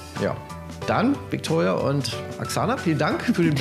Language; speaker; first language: German; native; German